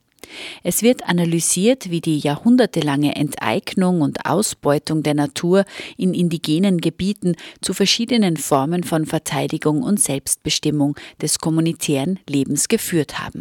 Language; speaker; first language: German; native; German